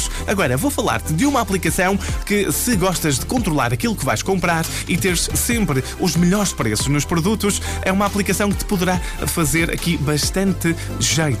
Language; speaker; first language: Portuguese; native; Portuguese